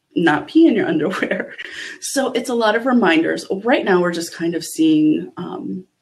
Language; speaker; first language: English; native; English